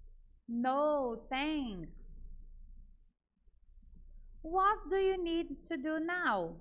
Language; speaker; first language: English; non-native, fluent; Portuguese